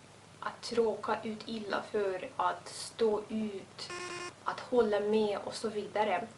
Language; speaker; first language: Swedish; non-native, fluent; Russian